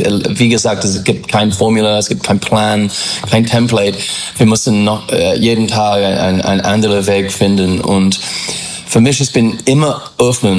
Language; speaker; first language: German; non-native, learner; English